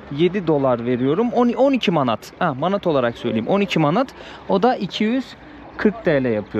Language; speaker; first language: Turkish; native; Turkish